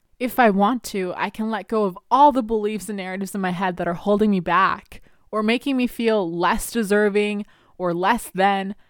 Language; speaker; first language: English; early bilingual, other home language; Spanish